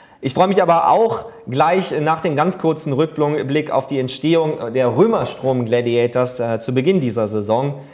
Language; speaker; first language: German; native; German